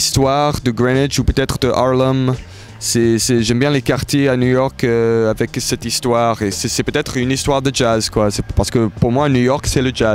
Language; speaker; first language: French; early bilingual, heritage; English